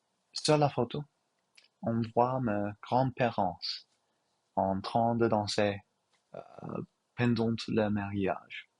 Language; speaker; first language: French; non-native, learner; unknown